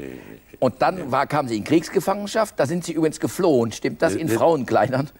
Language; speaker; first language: German; native; German